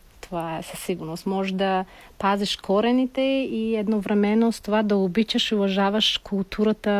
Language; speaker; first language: Bulgarian; non-native, fluent; Tajik